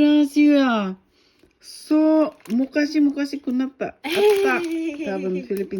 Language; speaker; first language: Japanese; non-native, fluent; Filipino